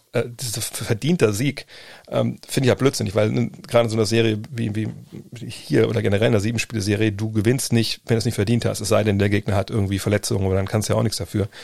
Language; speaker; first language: German; native; German